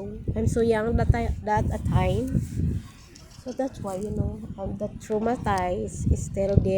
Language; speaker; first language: English; non-native, local second language; Filipino